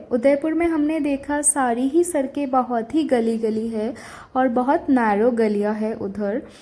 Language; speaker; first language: Hindi; non-native, local second language; Bangla